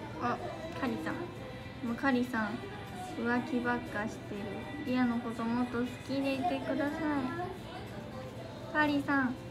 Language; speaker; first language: Japanese; native; Japanese